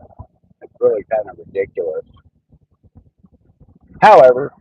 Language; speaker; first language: English; native; English